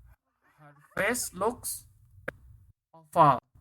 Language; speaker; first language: English; non-native, fluent; Indonesian